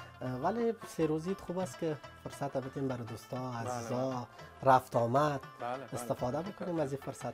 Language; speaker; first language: Persian; native; Persian